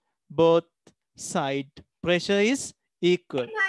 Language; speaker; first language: English; non-native, local second language; Sinhala